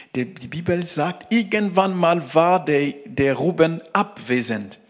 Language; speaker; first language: German; non-native, fluent; French